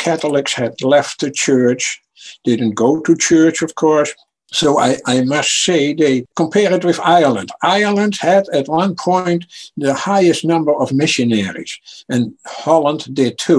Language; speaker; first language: English; non-native, fluent; Dutch